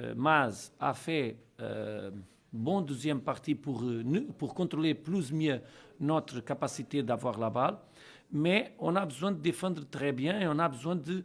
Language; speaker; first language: French; non-native, learner; Portuguese